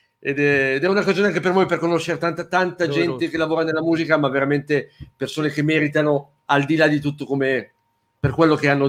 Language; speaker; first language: Italian; native; Italian